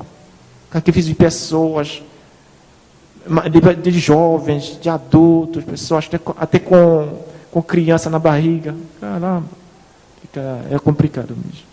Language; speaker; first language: Portuguese; non-native, fluent; Haitian Creole